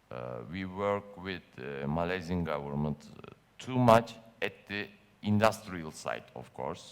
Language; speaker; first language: English; non-native, learner; Turkish